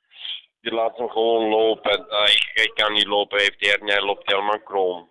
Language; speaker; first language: Dutch; non-native, local second language; Bosnian